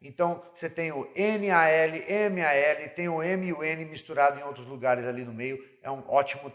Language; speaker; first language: Portuguese; non-native, fluent; English